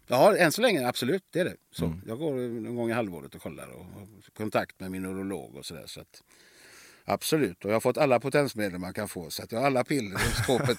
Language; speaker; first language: Swedish; native; Swedish